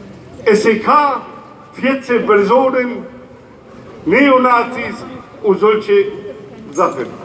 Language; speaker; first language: German; non-native, fluent; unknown